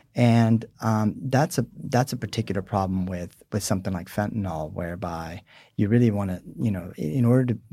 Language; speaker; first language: English; early bilingual, other home language; Swedish